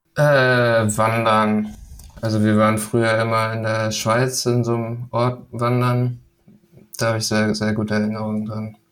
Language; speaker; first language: German; early bilingual, other home language; Danish